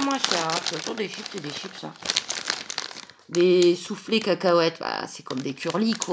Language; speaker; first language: French; native; French